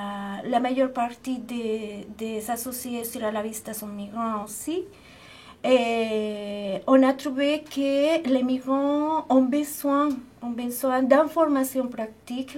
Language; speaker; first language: French; non-native, fluent; Spanish